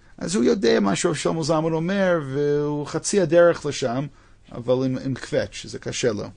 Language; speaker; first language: Hebrew; non-native, fluent; English